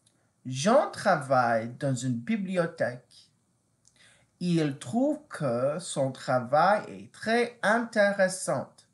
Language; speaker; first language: French; non-native, fluent; English